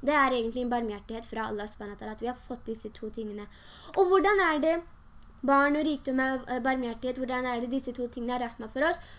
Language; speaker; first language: Norwegian; early bilingual, other home language; Urdu